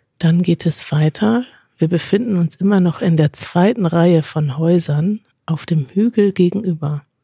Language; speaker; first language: German; native; German